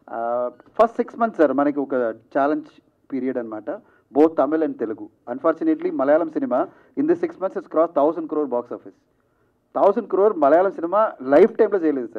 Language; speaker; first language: Telugu; non-native, fluent; Tamil